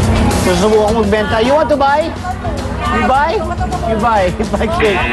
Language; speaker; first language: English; non-native, local second language; Filipino